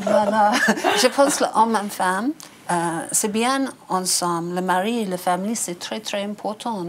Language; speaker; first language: French; non-native, learner; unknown